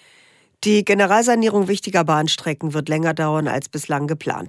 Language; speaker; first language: German; native; German